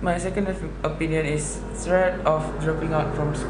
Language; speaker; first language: English; non-native, learner; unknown